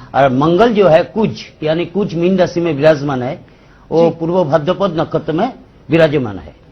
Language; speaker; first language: Hindi; non-native, local second language; Bangla